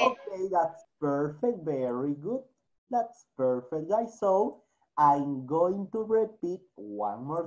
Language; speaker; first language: English; non-native, fluent; Spanish